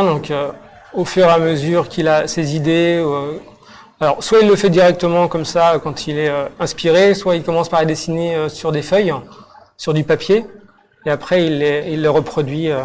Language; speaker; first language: French; native; French